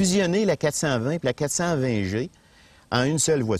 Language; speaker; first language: French; native; French